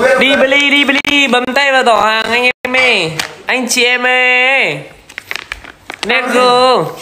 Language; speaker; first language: Vietnamese; native; Vietnamese